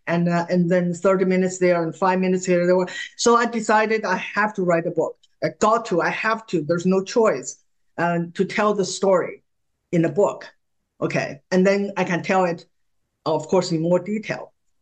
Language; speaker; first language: English; non-native, fluent; Chinese